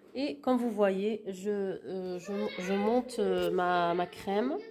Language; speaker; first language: French; non-native, local second language; Arabic